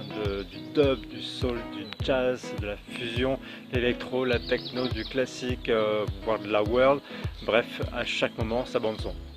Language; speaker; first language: French; native; French